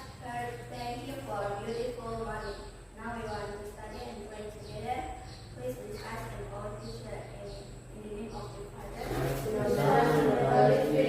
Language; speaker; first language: English; non-native, learner; Indonesian